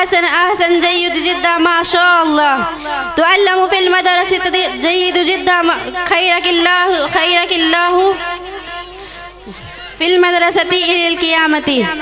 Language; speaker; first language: Arabic; non-native, learner; Urdu